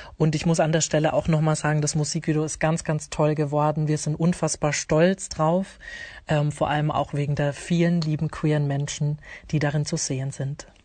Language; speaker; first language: German; native; German